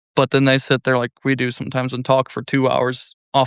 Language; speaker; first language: English; native; English